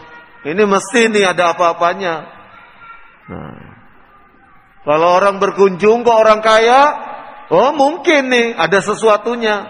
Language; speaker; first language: Indonesian; native; Indonesian